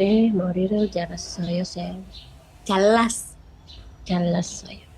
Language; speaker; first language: Korean; non-native, learner; Indonesian